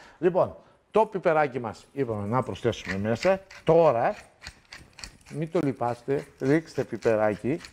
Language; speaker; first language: Greek; native; Greek